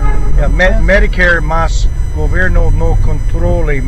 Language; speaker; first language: Portuguese; non-native, learner; English